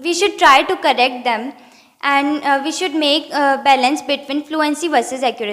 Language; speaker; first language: English; non-native, fluent; Hindi